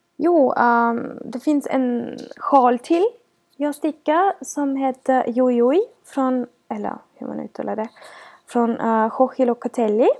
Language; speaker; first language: Swedish; non-native, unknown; German